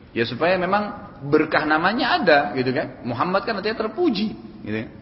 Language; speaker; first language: Indonesian; native; Indonesian